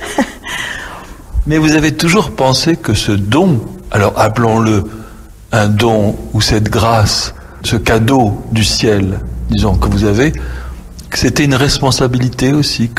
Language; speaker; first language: French; native; French